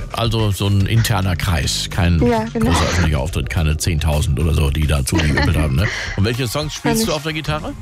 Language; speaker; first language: German; native; German